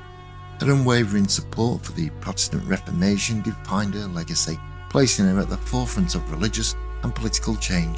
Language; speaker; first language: English; native; English